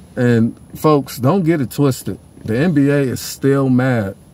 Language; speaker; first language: English; native; English